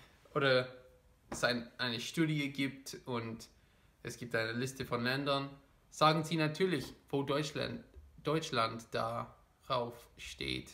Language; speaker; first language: German; non-native, fluent; English